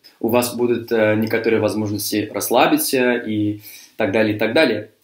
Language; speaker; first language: Russian; non-native, fluent; English